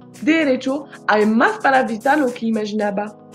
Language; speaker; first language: Spanish; non-native, learner; French